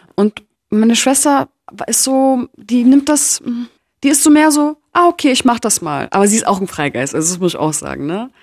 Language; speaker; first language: German; native; German